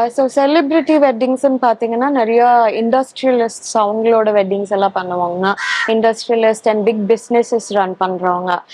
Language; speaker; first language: Tamil; native; Tamil